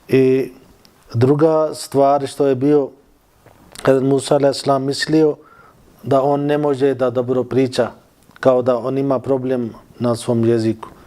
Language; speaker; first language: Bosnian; non-native, fluent; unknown